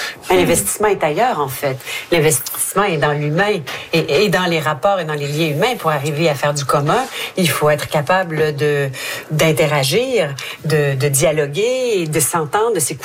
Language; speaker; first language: French; native; French